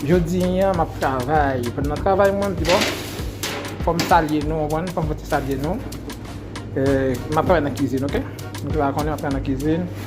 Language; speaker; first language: French; non-native, learner; Haitian Creole